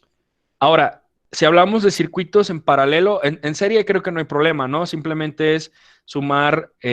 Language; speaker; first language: Spanish; native; Spanish